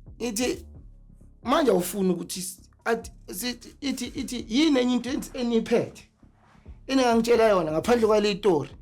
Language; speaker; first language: Zulu; native; Zulu